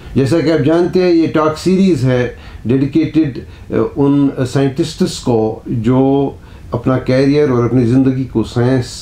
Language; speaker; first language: Urdu; non-native, local second language; Kashmiri